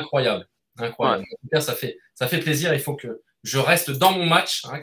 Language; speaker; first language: French; native; French